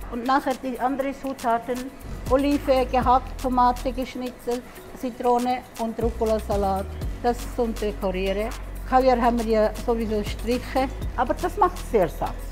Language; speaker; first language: German; non-native, learner; Turkish